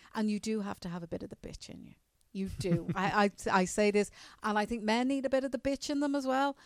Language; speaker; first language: English; native; English